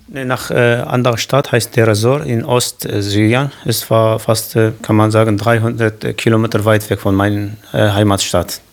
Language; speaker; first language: German; non-native, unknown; Kurdish